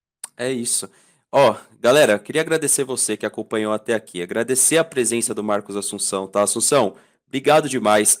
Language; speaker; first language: Portuguese; native; Portuguese